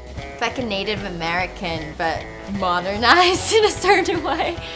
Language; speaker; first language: English; non-native, fluent; Portuguese